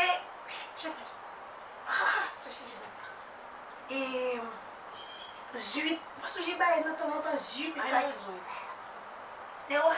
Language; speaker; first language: French; non-native, local second language; Haitian Creole